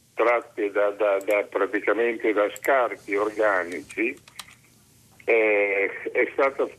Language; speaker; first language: Italian; native; Italian